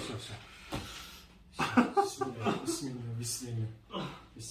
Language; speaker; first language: Russian; non-native, learner; Tajik